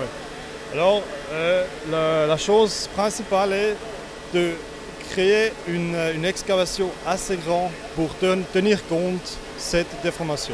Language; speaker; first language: French; non-native, local second language; Italian